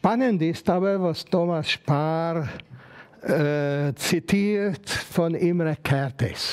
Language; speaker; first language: German; non-native, fluent; Hungarian